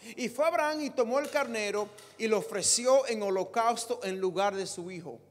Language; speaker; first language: Spanish; native; Spanish